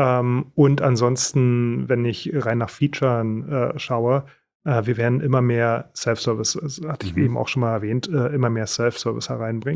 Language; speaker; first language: German; native; German